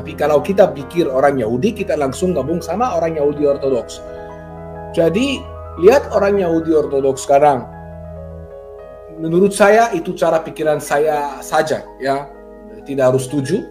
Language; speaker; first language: Indonesian; non-native, fluent; Hebrew